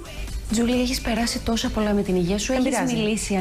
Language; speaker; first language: Greek; native; Greek